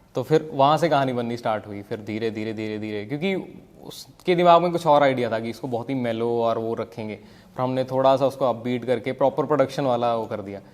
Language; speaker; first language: Hindi; non-native, local second language; Punjabi